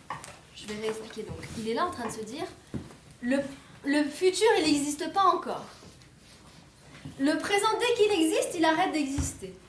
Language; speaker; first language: French; native; French